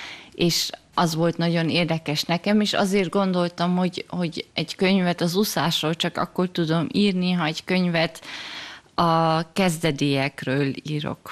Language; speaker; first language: Hungarian; early bilingual, heritage; German